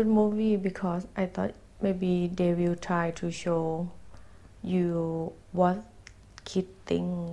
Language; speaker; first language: English; non-native, learner; Thai